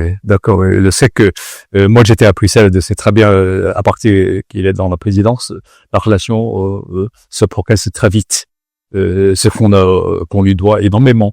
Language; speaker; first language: French; non-native, fluent; Chinese